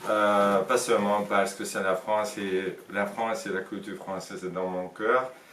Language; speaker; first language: French; non-native, fluent; Hungarian